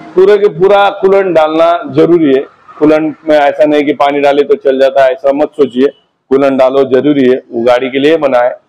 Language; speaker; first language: Hindi; non-native, local second language; Marathi